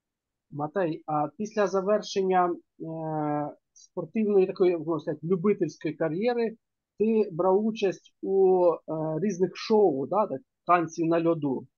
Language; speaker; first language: Ukrainian; native; Ukrainian